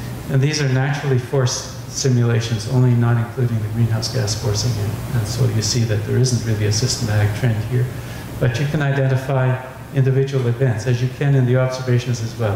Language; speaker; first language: English; native; English